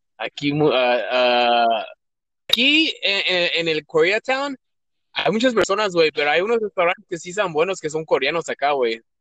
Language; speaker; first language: Spanish; early bilingual, heritage; Spanish